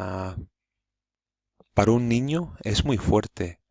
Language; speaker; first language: Spanish; non-native, fluent; English